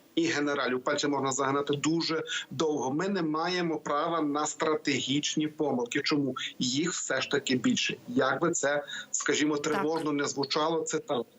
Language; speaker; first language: Ukrainian; native; Ukrainian